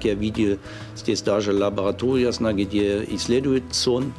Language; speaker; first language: Russian; non-native, fluent; German